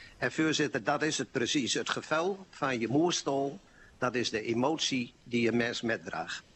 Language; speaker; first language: Dutch; non-native, local second language; Low German